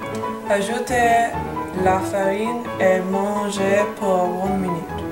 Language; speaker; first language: French; non-native, learner; English